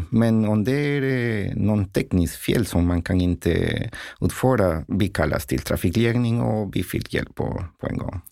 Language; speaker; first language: Swedish; non-native, learner; Spanish